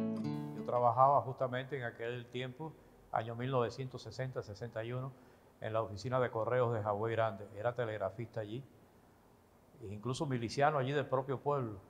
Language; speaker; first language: Spanish; native; Spanish